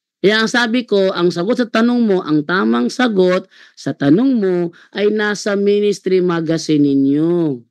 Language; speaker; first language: Filipino; non-native, local second language; Cebuano